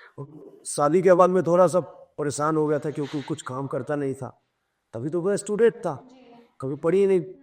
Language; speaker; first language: Hindi; native; Hindi